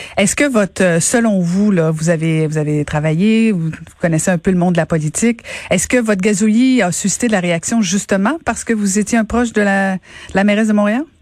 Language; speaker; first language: French; native; French